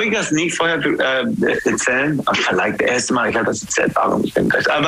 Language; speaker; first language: German; non-native, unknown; English